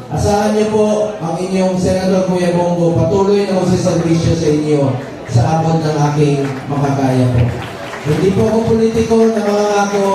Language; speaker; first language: Filipino; non-native, local second language; Cebuano